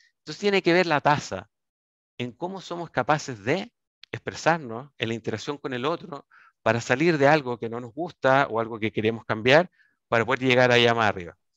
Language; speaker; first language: Spanish; native; Spanish